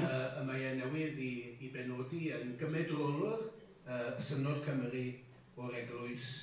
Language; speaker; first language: Welsh; native; Welsh